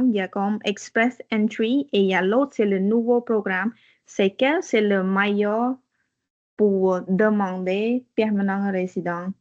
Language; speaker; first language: French; non-native, learner; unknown